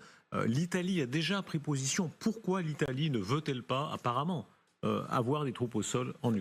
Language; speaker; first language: French; native; French